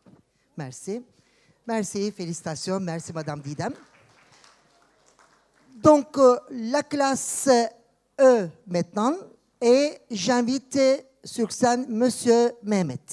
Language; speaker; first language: French; non-native, fluent; Turkish